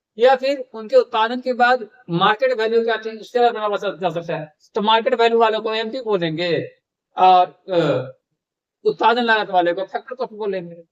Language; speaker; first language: Hindi; native; Hindi